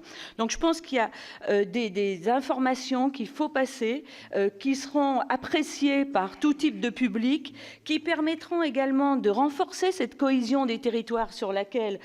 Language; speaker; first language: French; native; French